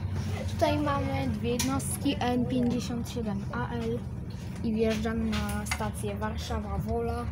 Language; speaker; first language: Polish; native; Polish